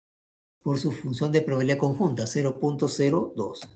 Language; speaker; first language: Spanish; native; Spanish